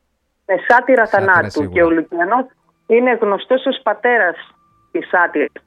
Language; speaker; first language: Greek; native; Greek